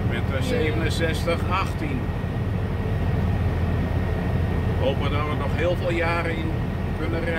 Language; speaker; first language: Dutch; native; Dutch